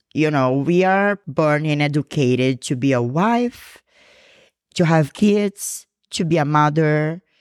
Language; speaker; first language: English; non-native, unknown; Portuguese